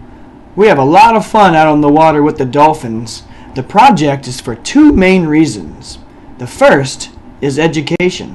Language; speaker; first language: English; native; English